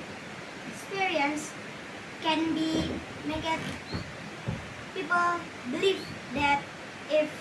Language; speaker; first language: English; non-native, learner; Indonesian